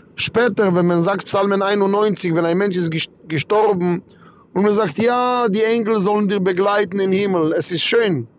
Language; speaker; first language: German; non-native, fluent; Hebrew